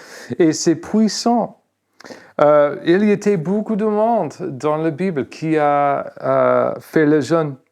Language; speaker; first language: French; non-native, fluent; English